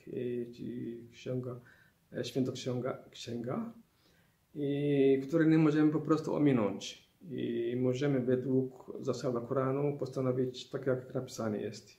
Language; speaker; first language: Polish; non-native, fluent; Somali